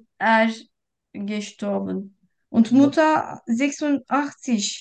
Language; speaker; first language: German; non-native, learner; Turkish